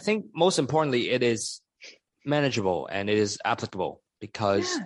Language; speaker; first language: English; non-native, local second language; Cantonese